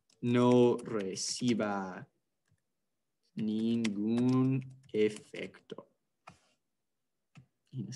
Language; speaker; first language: Spanish; non-native, fluent; English